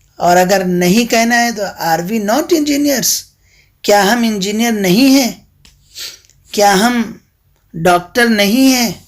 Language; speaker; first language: Urdu; native; Urdu